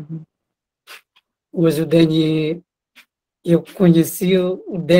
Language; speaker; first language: Portuguese; non-native, local second language; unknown